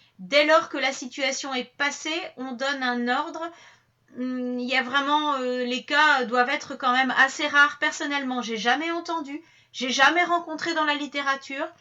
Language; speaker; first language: French; native; French